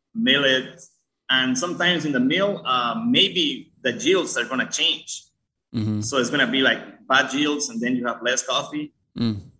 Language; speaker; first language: English; early bilingual, other home language; Spanish